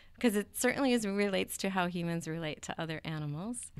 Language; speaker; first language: English; native; English